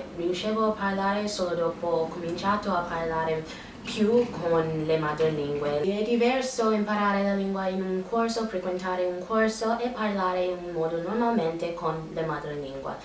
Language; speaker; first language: Italian; non-native, learner; English